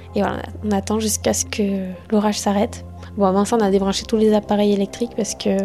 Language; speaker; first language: French; native; French